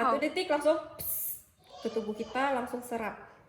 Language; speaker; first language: Indonesian; native; Indonesian